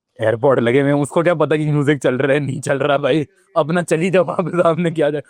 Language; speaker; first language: Hindi; native; Hindi